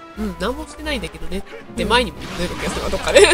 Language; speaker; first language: Japanese; native; Japanese